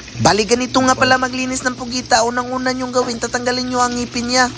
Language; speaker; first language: Filipino; non-native, local second language; Cebuano